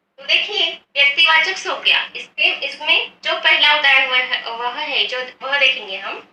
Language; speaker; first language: Hindi; non-native, local second language; Marathi